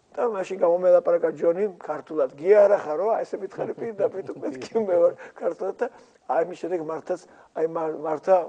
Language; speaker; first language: Georgian; native; Georgian